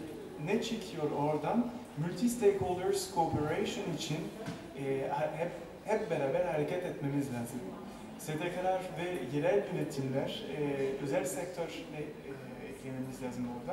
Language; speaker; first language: Turkish; non-native, fluent; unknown